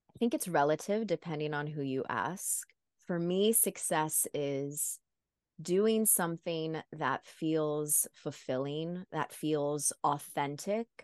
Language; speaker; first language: English; native; English